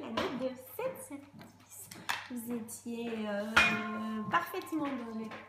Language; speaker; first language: French; native; French